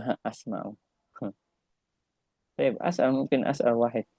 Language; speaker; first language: Arabic; non-native, fluent; Indonesian